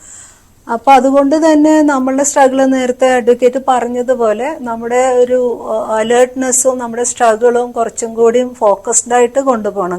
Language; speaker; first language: Malayalam; native; Malayalam